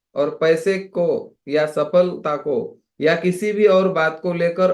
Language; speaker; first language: Hindi; non-native, local second language; Marathi